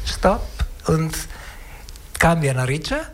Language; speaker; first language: German; non-native, learner; Italian